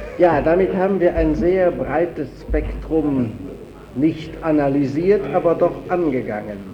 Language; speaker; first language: German; native; German